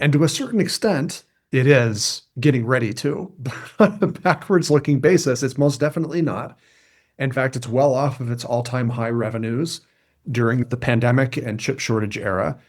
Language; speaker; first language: English; native; English